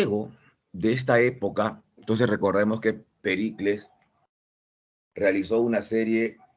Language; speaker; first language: Spanish; native; Spanish